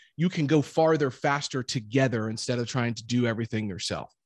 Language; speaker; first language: English; native; English